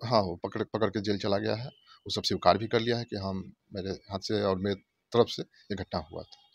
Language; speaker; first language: Hindi; native; Hindi